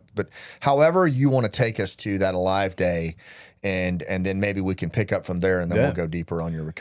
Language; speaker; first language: English; native; English